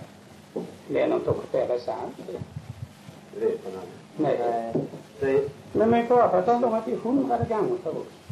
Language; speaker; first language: Swedish; native; Swedish